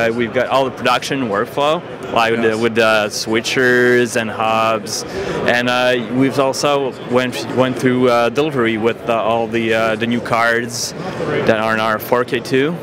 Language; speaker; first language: English; non-native, fluent; French